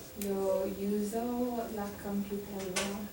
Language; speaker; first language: Spanish; non-native, learner; English